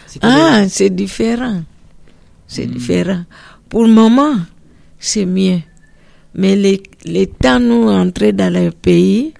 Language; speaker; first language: French; non-native, learner; Portuguese